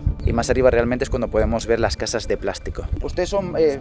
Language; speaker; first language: Spanish; native; Spanish